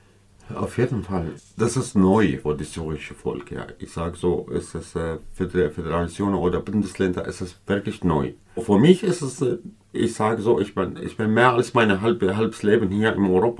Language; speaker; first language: German; non-native, learner; Kurdish